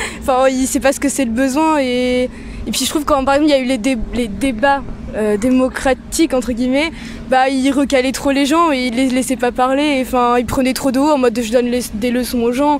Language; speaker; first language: French; native; French